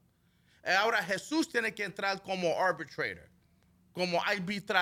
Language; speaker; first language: Spanish; early bilingual, heritage; Spanish